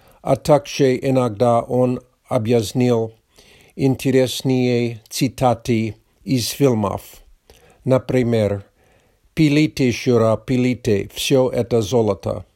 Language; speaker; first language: Russian; non-native, learner; English